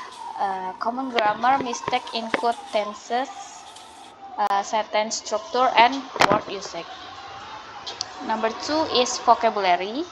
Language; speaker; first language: English; non-native, learner; Indonesian